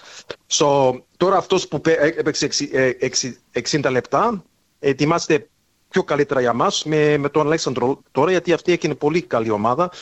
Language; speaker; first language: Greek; early bilingual, heritage; English